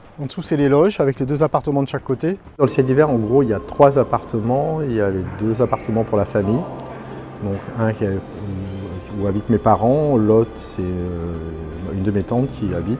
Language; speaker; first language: French; native; French